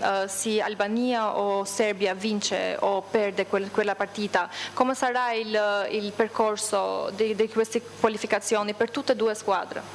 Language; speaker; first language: Italian; non-native, fluent; Albanian